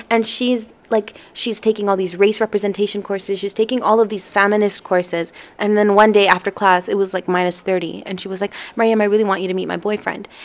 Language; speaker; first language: English; native; English